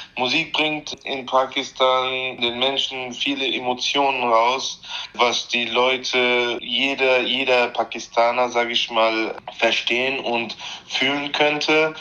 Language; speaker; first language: German; early bilingual, other home language; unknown